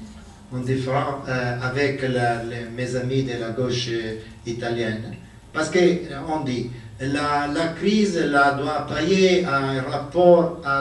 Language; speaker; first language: French; non-native, learner; Italian